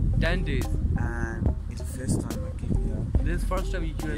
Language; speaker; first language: English; non-native, local second language; Hindi